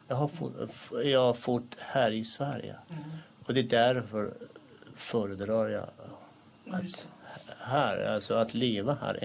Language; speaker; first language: Swedish; non-native, fluent; Kurdish